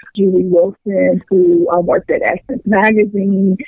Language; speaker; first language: English; native; English